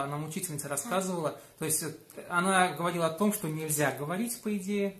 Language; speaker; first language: Russian; native; Russian